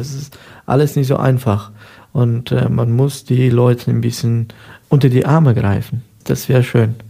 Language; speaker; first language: German; non-native, fluent; Persian